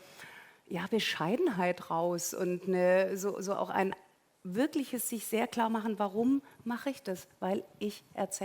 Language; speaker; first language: German; native; German